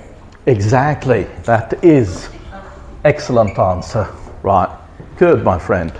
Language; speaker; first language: English; non-native, fluent; Arabic